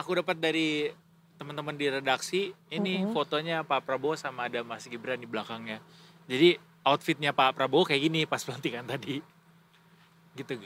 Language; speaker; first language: Indonesian; native; Indonesian